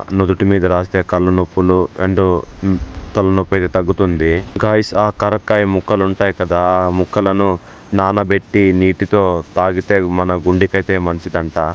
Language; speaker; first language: Telugu; non-native, local second language; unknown